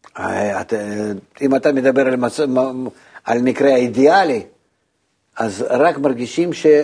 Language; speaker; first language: Hebrew; non-native, fluent; Russian